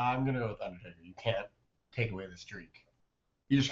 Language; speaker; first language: English; native; English